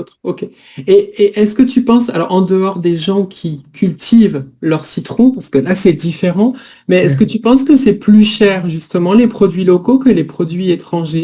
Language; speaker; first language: French; native; French